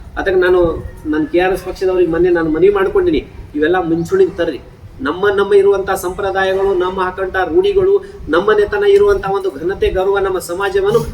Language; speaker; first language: Kannada; non-native, local second language; Lambadi